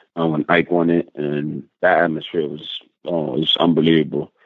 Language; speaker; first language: English; native; English